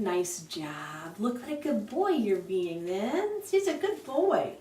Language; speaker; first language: English; native; English